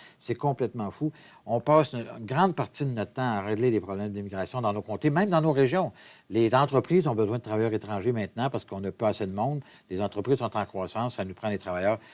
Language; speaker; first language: French; native; French